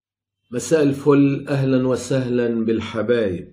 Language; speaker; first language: Arabic; native; Arabic